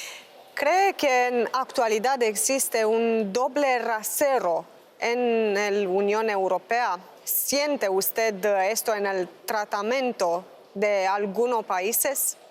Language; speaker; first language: Spanish; non-native, fluent; Romanian